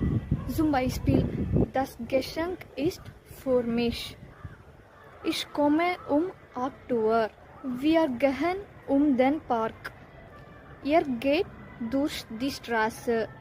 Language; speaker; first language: German; non-native, fluent; Tamil